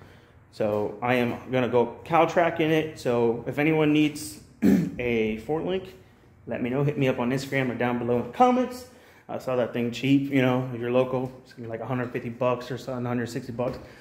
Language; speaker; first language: English; native; English